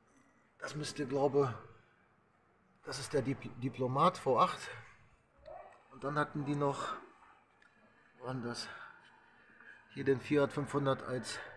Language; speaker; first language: German; native; German